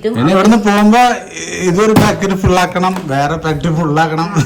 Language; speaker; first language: Malayalam; native; Malayalam